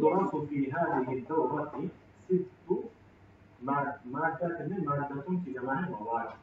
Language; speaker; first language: Arabic; non-native, fluent; Urdu